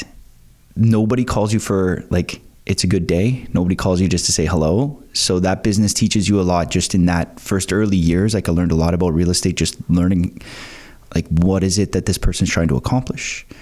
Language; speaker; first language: English; native; English